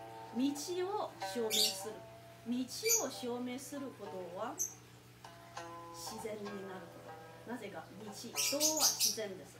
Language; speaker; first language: Japanese; non-native, fluent; Chinese